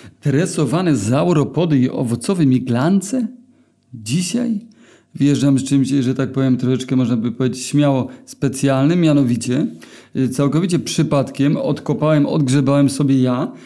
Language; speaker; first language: Polish; native; Polish